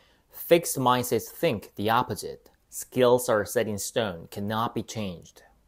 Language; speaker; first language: English; non-native, fluent; Korean